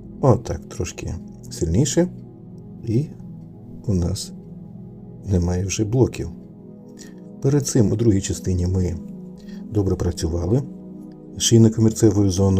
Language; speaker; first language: Ukrainian; native; Ukrainian